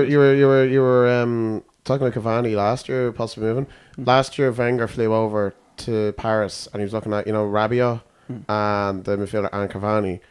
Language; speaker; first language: English; native; English